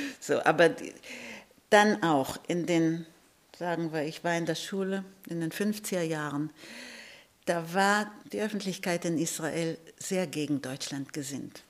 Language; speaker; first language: German; early bilingual, heritage; Hebrew